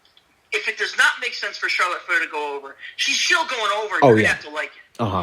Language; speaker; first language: English; native; English